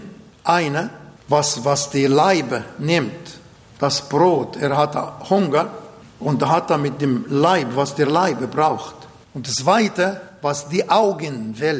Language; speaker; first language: German; non-native, fluent; Arabic